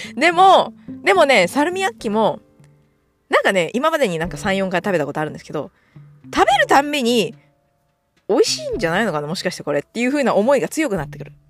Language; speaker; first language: Japanese; native; Japanese